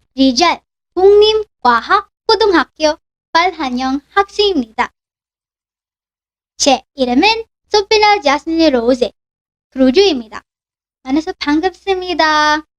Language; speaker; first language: Korean; non-native, learner; Filipino